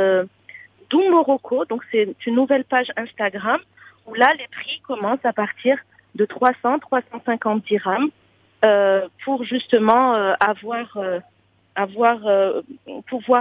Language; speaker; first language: French; non-native, local second language; Arabic